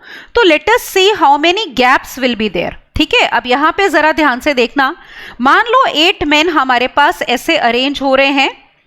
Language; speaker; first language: Hindi; native; Hindi